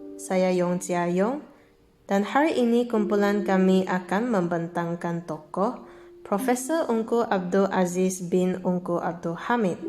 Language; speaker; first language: Malay; non-native, local second language; Chinese